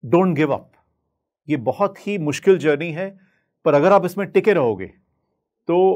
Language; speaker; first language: Hindi; native; Hindi